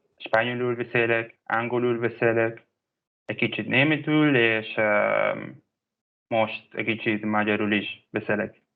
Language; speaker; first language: Hungarian; non-native, learner; Spanish